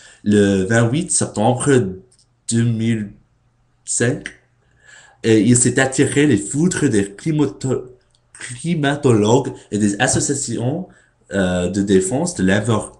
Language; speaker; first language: French; non-native, learner; English